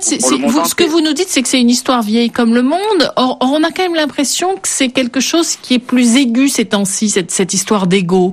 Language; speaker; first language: French; native; French